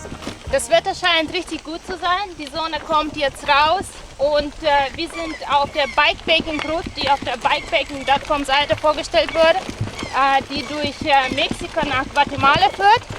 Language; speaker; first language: German; non-native, learner; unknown